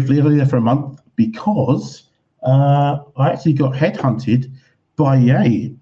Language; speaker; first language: English; native; English